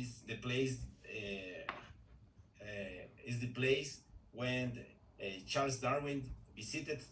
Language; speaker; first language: English; non-native, learner; Spanish